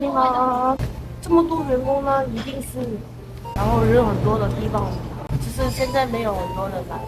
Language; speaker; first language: Chinese; non-native, learner; Korean